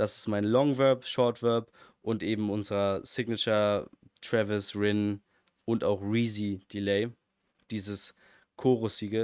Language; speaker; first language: German; native; German